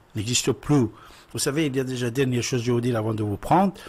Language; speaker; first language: French; non-native, fluent; Persian